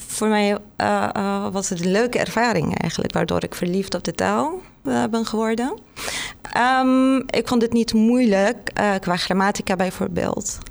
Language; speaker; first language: Dutch; non-native, fluent; Arabic